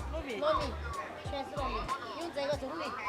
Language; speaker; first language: Chinese; native; Chinese